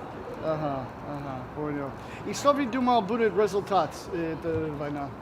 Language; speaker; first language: Russian; non-native, learner; English